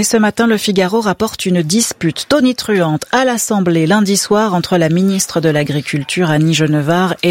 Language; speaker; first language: French; native; French